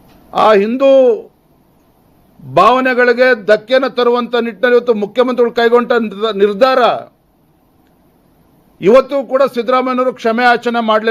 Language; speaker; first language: Kannada; native; Kannada